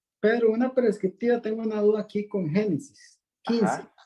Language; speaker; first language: Spanish; native; Spanish